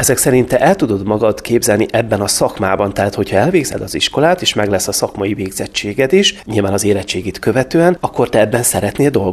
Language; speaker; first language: Hungarian; native; Hungarian